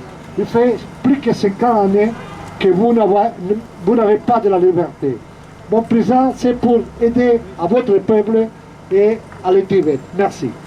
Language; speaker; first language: French; non-native, learner; Spanish